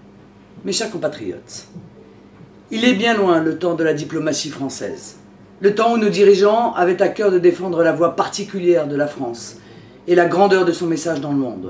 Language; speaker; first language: French; native; French